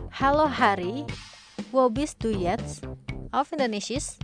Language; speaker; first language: German; non-native, fluent; Indonesian